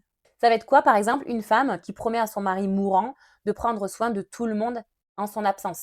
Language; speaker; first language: French; native; French